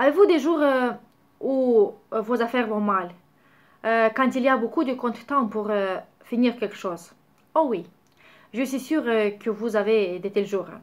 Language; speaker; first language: French; non-native, learner; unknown